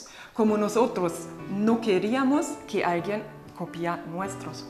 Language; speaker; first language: Spanish; non-native, fluent; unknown